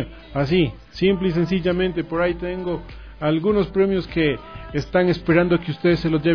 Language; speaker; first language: Spanish; native; Spanish